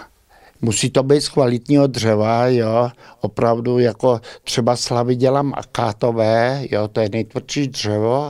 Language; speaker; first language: Czech; early bilingual, heritage; Czech